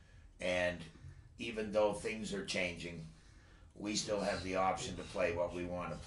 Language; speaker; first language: English; native; English